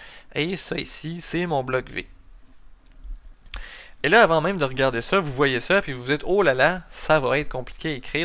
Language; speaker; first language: French; native; French